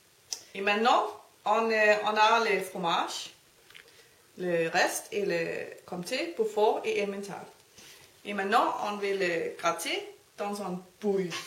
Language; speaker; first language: French; non-native, learner; Danish